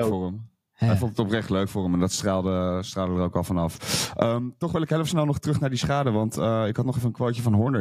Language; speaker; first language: Dutch; native; Dutch